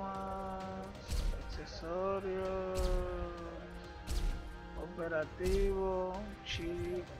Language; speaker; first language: Spanish; native; Spanish